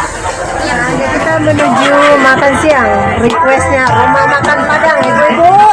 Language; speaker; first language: Indonesian; native; Indonesian